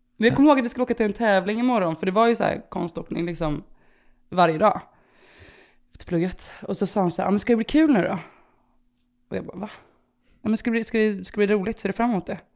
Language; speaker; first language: Swedish; early bilingual, other home language; Romanian